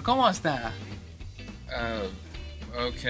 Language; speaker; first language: Spanish; non-native, learner; English